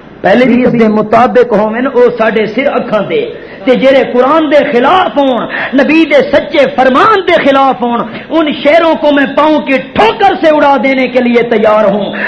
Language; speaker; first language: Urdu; non-native, local second language; Punjabi